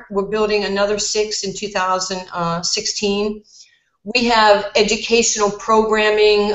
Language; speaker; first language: English; native; English